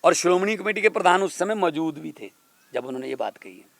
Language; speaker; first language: Hindi; non-native, local second language; Punjabi